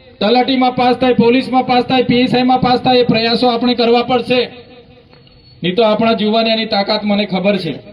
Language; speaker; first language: Gujarati; non-native, local second language; Bhili